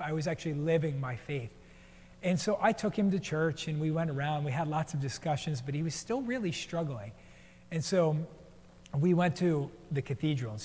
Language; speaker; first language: English; native; English